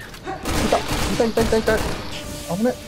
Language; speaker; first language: Japanese; native; Japanese